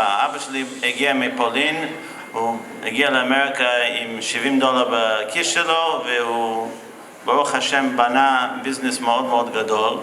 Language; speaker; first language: Hebrew; non-native, fluent; English